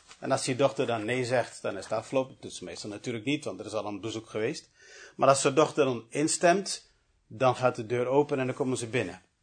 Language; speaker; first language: Dutch; early bilingual, other home language; English